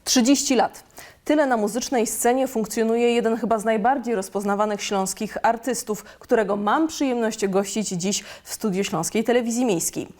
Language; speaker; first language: Polish; native; Polish